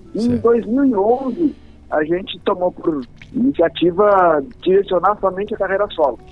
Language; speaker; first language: Portuguese; native; Portuguese